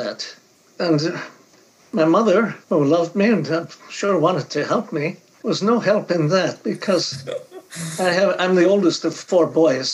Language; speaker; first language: English; native; English